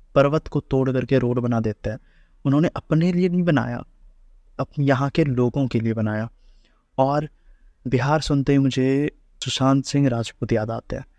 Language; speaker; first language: Hindi; native; Hindi